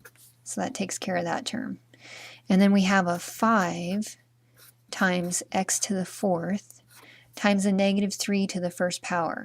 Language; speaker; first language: English; native; English